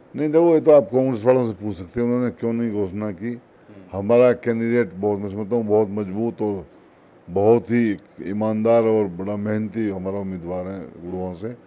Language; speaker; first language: Hindi; native; Hindi